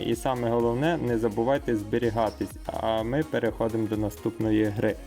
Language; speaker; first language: Ukrainian; native; Ukrainian